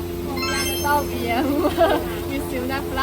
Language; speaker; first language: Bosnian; non-native, learner; Chinese